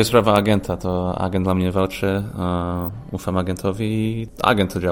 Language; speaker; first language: Polish; early bilingual, heritage; Polish